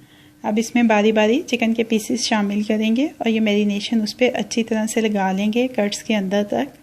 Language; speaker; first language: Urdu; native; Urdu